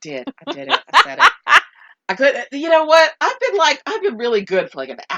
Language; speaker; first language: English; native; English